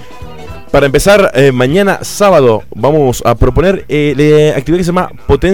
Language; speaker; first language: Spanish; native; Spanish